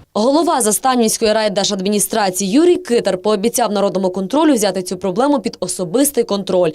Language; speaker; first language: Ukrainian; native; Ukrainian